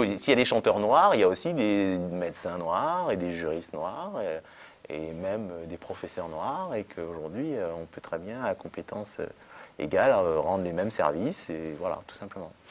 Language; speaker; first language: French; native; French